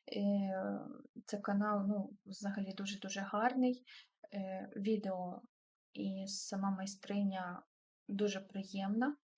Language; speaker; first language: Ukrainian; non-native, local second language; Russian